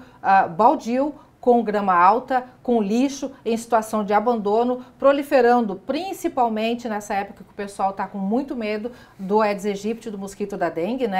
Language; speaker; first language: Portuguese; native; Portuguese